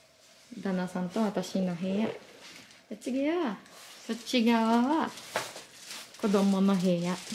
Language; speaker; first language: Japanese; non-native, learner; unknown